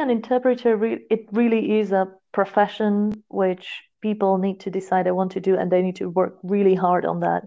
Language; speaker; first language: English; non-native, fluent; Slovak